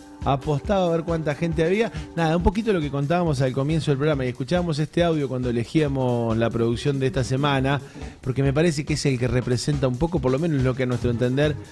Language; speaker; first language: Spanish; native; Spanish